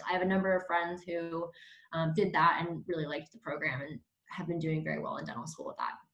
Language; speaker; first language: English; native; English